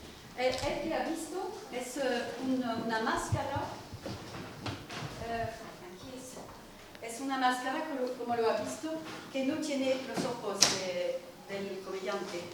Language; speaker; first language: Spanish; non-native, learner; French